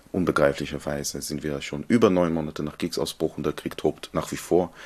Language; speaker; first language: German; non-native, fluent; Hebrew